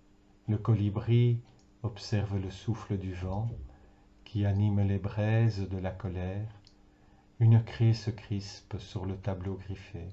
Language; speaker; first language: French; native; French